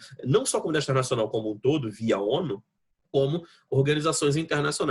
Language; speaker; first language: Portuguese; native; Portuguese